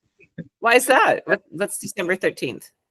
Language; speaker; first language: English; non-native, fluent; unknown